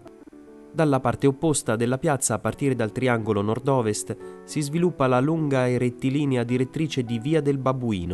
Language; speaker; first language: Italian; native; Italian